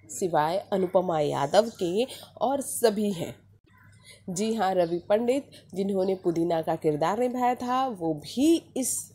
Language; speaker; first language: Hindi; native; Hindi